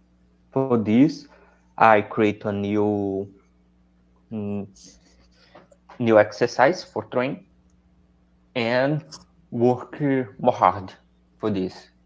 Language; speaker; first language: English; non-native, learner; Portuguese